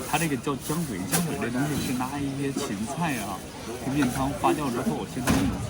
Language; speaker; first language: Chinese; native; Chinese